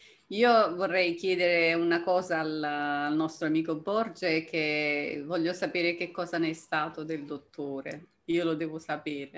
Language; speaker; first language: Italian; native; Italian